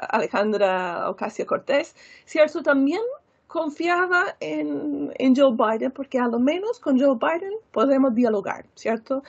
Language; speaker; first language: Spanish; non-native, fluent; English